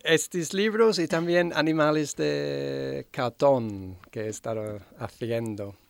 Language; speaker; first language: Spanish; non-native, fluent; English